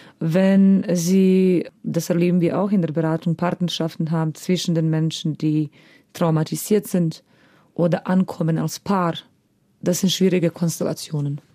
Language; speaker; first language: German; native; German